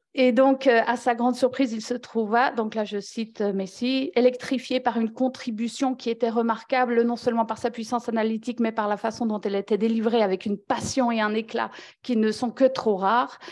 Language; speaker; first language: French; native; French